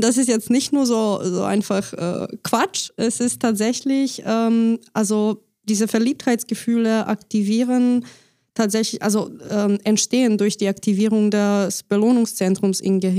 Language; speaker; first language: German; non-native, fluent; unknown